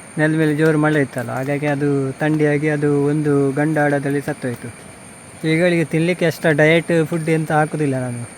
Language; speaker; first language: Kannada; non-native, local second language; Tulu